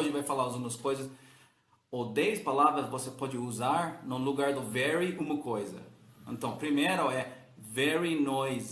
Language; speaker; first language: Portuguese; non-native, learner; English